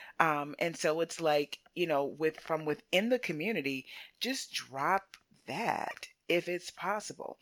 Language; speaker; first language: English; native; English